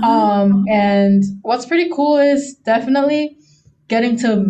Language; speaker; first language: English; non-native, local second language; Chinese